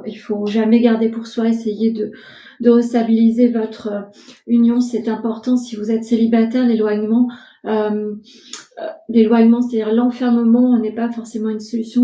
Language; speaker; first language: French; native; French